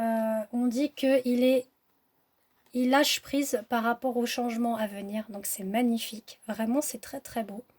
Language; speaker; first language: French; native; French